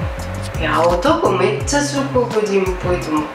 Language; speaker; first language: Japanese; non-native, fluent; Italian